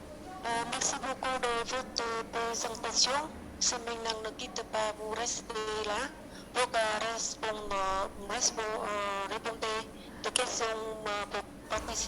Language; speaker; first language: French; non-native, learner; Vietnamese